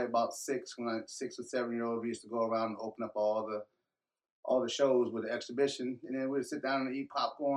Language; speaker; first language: English; native; English